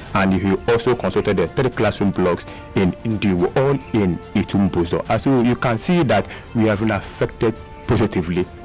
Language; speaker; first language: English; non-native, local second language; Igbo